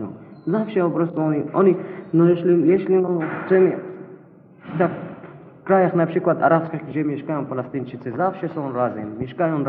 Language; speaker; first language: Polish; non-native, learner; Arabic